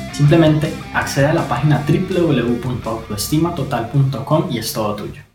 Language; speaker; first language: Spanish; native; Spanish